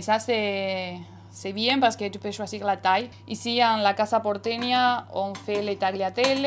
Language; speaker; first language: French; non-native, fluent; Spanish